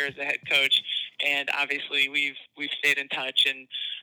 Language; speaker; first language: English; native; English